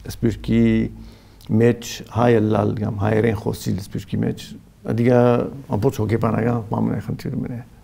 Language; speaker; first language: Armenian; early bilingual, heritage; Armenian